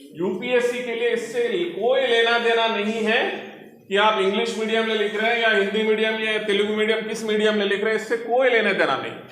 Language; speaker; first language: Hindi; non-native, local second language; Telugu